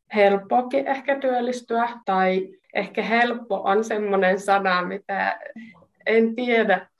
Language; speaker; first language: Finnish; non-native, fluent; Hungarian